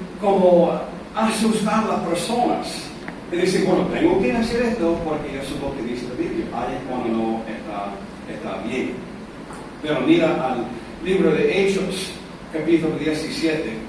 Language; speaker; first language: Spanish; non-native, fluent; English